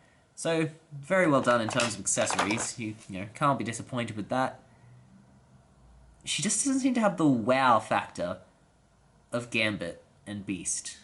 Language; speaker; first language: English; native; English